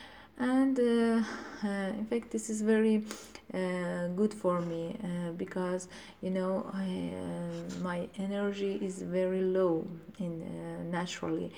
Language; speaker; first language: English; non-native, learner; Persian